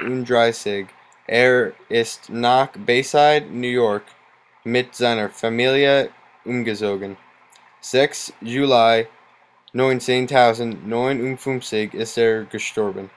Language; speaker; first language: German; non-native, learner; English